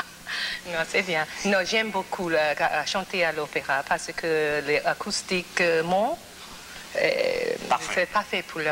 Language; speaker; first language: French; non-native, learner; English